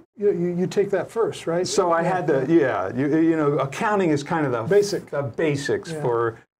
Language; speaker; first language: English; native; English